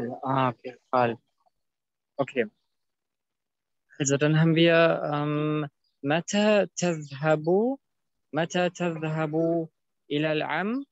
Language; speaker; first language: Arabic; non-native, learner; German